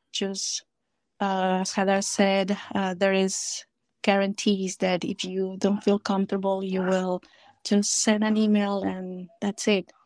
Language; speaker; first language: English; non-native, fluent; Spanish